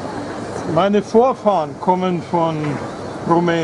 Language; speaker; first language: German; non-native, learner; English